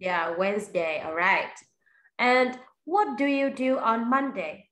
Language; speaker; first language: English; non-native, fluent; Vietnamese